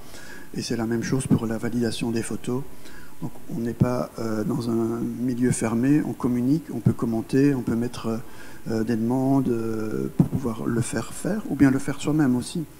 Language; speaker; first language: French; native; French